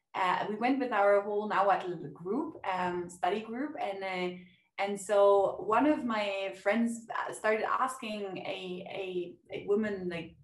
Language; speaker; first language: English; non-native, fluent; German